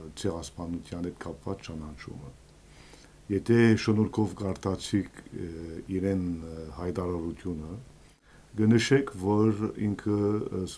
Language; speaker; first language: Armenian; early bilingual, heritage; Armenian